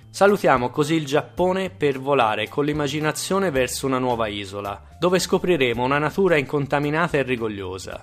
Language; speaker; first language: Italian; native; Italian